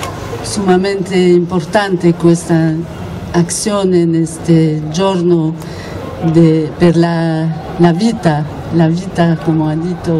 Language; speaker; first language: Italian; non-native, learner; Spanish